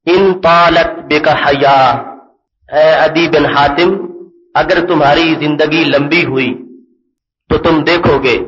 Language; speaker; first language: Urdu; native; Urdu